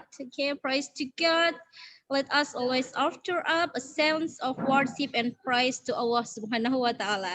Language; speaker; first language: English; non-native, learner; Indonesian